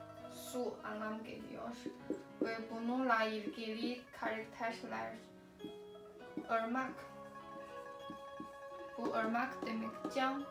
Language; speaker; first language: Turkish; non-native, learner; Chinese